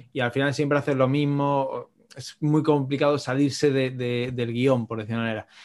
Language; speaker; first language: Spanish; native; Spanish